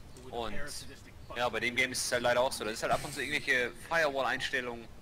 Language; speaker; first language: German; native; German